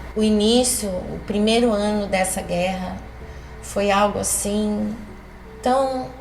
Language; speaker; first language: Portuguese; native; Portuguese